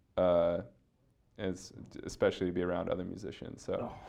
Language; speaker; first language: English; native; English